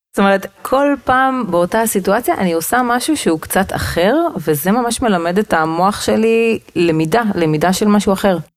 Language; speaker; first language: Hebrew; native; Hebrew